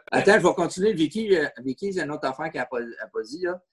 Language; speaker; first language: French; native; French